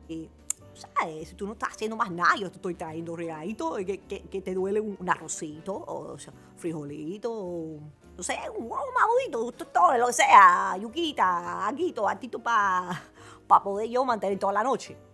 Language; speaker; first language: Spanish; native; Spanish